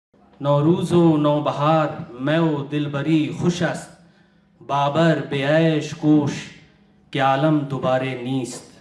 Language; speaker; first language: Persian; non-native, fluent; Urdu